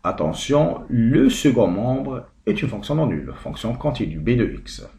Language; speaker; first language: French; non-native, local second language; Arabic